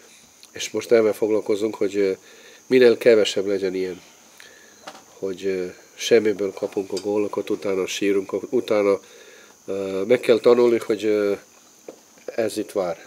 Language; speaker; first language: Hungarian; non-native, fluent; Serbian